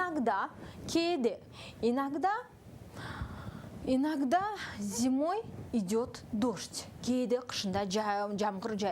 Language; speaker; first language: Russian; non-native, local second language; Kyrgyz